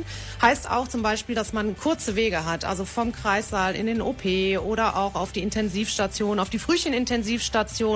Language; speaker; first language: German; native; German